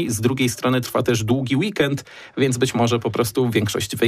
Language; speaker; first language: Polish; native; Polish